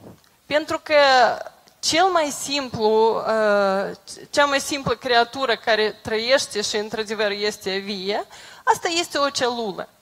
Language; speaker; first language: Romanian; non-native, local second language; Russian